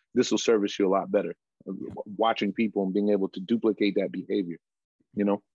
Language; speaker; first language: English; native; English